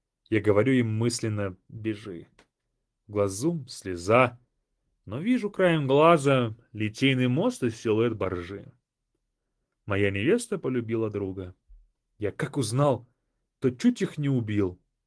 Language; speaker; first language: Russian; native; Russian